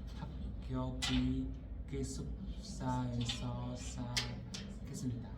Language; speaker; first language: Korean; non-native, learner; Vietnamese